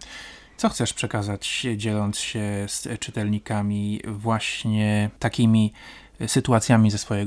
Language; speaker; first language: Polish; native; Polish